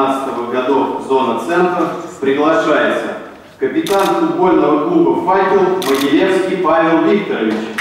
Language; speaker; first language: Russian; native; Russian